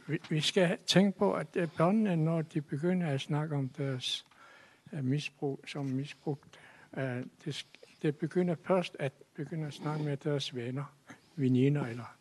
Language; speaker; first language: Danish; non-native, local second language; Kalaallisut